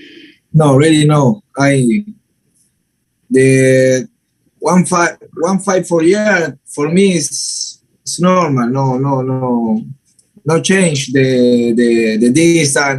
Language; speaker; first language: English; non-native, learner; Spanish